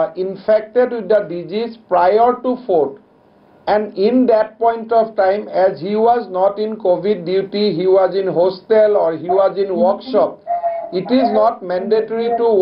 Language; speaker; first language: English; non-native, local second language; Assamese